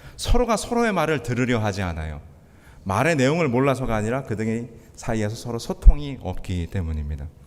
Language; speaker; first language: Korean; native; Korean